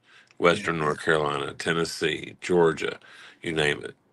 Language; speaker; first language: English; native; English